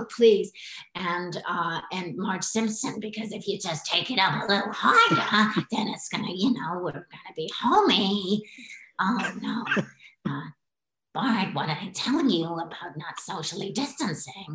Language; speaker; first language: English; native; English